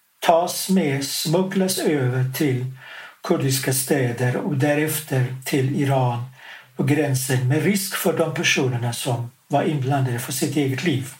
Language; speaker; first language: Swedish; non-native, fluent; Kurdish